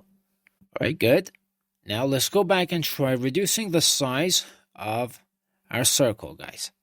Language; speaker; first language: English; non-native, fluent; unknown